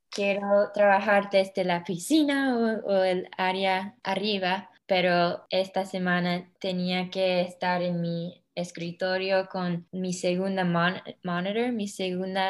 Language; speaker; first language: Spanish; early bilingual, heritage; English